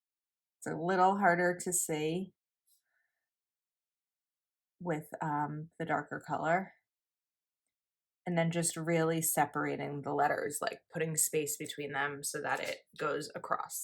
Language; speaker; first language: English; native; English